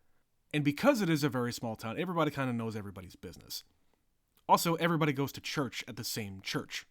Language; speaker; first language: English; native; English